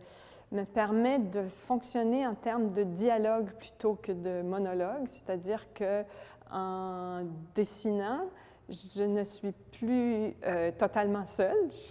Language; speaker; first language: French; native; French